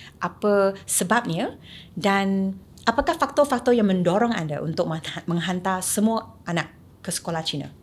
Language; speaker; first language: Malay; non-native, local second language; Chinese